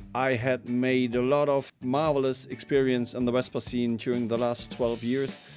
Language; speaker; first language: English; non-native, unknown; German